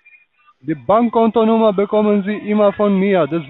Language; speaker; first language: German; non-native, learner; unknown